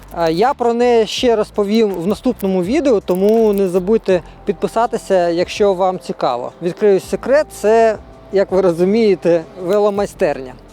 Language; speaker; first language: Ukrainian; non-native, local second language; Russian